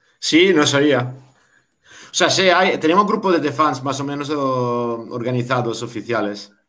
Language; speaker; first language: Spanish; non-native, fluent; Italian